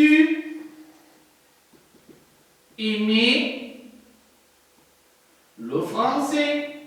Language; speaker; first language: French; non-native, learner; Arabic